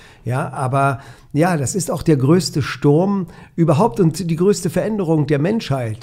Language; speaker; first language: German; native; German